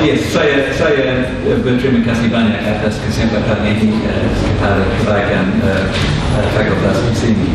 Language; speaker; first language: Indonesian; non-native, fluent; English